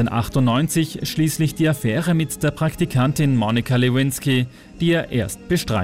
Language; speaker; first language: German; native; German